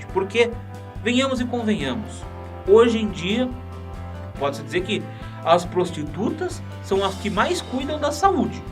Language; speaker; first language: Portuguese; native; Portuguese